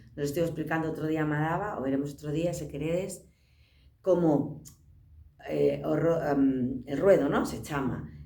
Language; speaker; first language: Spanish; non-native, local second language; Galician